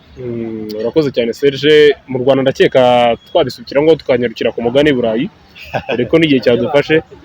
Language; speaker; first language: Kinyarwanda; native; Kinyarwanda